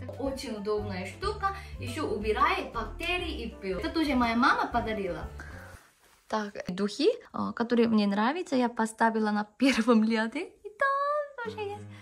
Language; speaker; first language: Russian; non-native, learner; Korean